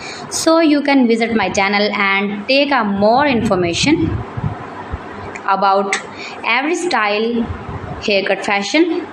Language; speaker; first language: English; non-native, learner; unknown